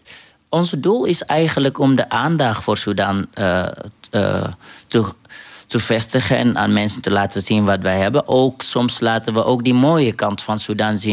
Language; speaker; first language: Dutch; non-native, fluent; Arabic